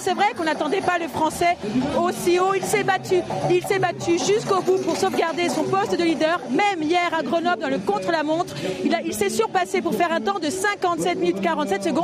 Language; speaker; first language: French; native; French